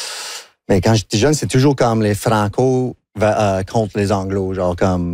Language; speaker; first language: French; non-native, local second language; English